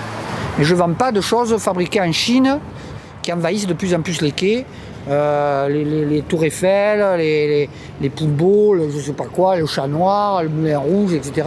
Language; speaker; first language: French; native; French